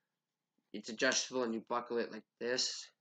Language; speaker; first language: English; native; English